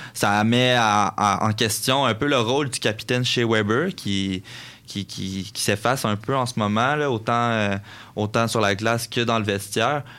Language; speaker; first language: French; native; French